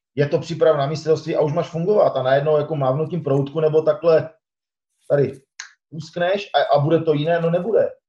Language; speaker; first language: Czech; native; Czech